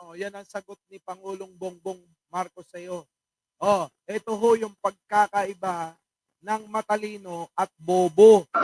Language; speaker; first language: Filipino; non-native, local second language; Iloko